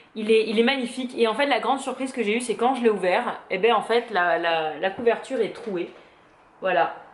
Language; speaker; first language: French; native; French